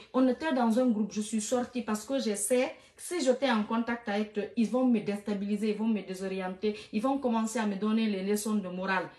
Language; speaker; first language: French; non-native, local second language; Fula